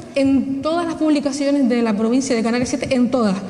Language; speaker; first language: Spanish; native; Spanish